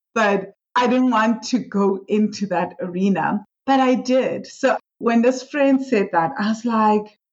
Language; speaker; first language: English; non-native, local second language; Swati